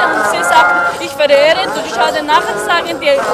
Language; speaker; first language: German; non-native, learner; Tibetan